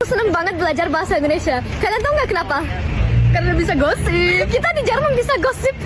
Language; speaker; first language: Indonesian; non-native, learner; German